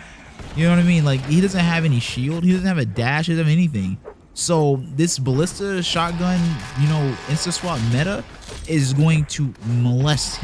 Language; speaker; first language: English; native; English